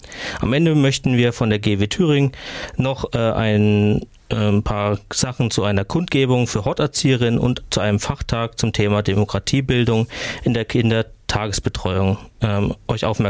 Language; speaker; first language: German; native; German